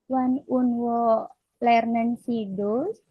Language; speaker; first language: German; non-native, learner; Indonesian